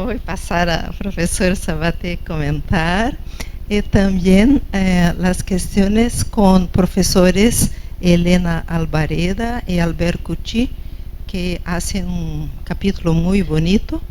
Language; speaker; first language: Spanish; non-native, fluent; Portuguese